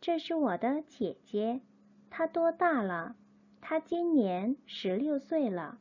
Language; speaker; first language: Chinese; non-native, fluent; Korean